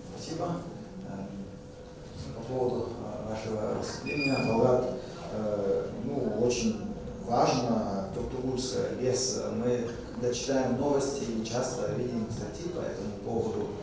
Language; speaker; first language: Russian; non-native, fluent; French